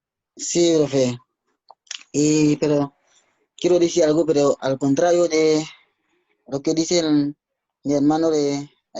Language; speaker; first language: Spanish; non-native, learner; Haitian Creole